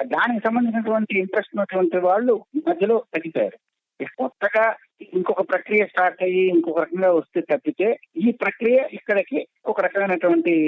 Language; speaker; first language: Telugu; native; Telugu